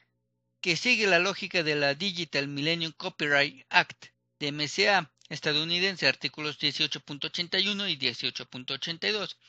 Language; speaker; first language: Spanish; native; Spanish